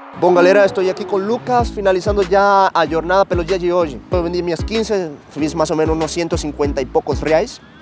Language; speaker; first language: Portuguese; non-native, fluent; Spanish